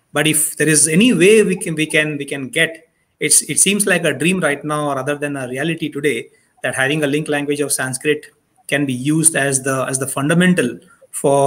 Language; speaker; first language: English; non-native, local second language; Odia